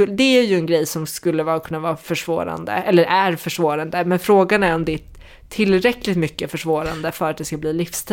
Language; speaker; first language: Swedish; native; Swedish